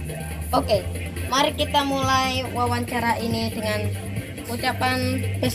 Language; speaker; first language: Indonesian; native; Indonesian